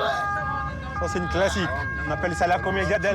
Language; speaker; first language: French; native; French